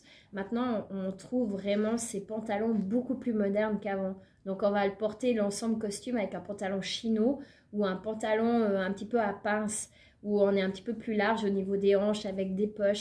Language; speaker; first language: French; native; French